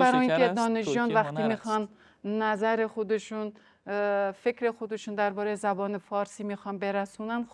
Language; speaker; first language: Persian; non-native, fluent; Kazakh